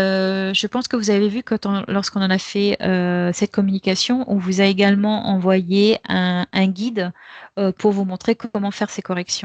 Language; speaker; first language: French; native; French